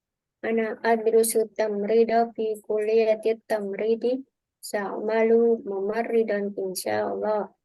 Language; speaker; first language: Arabic; non-native, learner; Indonesian